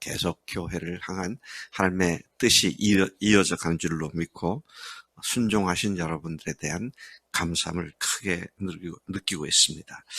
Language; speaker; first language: Korean; native; Korean